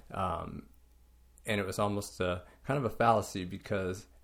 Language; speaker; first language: English; native; English